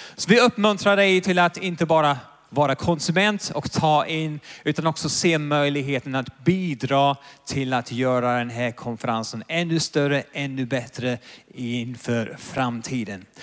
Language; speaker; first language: Swedish; native; Swedish